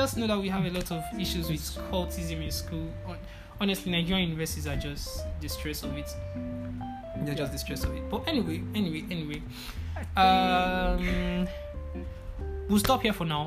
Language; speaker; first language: English; non-native, local second language; Igbo